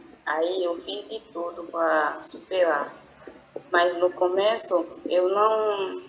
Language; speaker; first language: Portuguese; non-native, fluent; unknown